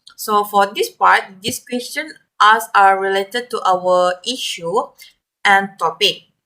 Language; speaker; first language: English; non-native, learner; Malay